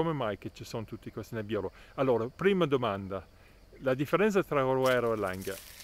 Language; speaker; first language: Italian; non-native, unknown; English